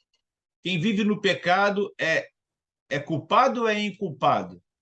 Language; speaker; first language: Portuguese; native; Portuguese